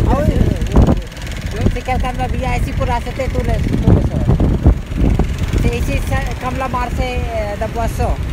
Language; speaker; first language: French; non-native, learner; Hindi